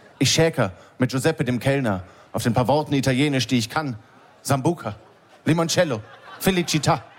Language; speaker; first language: German; native; German